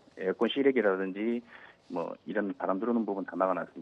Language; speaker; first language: Korean; native; Korean